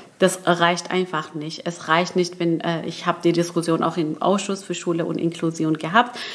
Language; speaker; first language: German; early bilingual, other home language; Persian